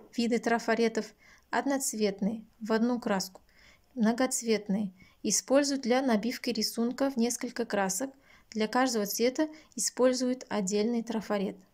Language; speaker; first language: Russian; non-native, local second language; Kazakh